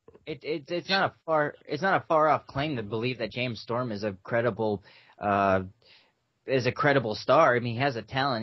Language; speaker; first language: English; native; English